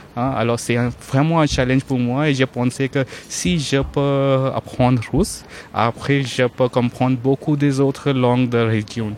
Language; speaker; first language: French; non-native, learner; Hindi